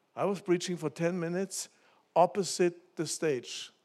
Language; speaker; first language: English; non-native, fluent; German